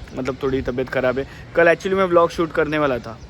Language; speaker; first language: Hindi; non-native, local second language; Marathi